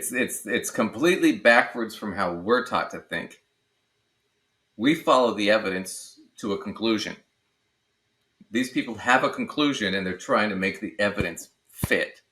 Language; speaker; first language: English; native; English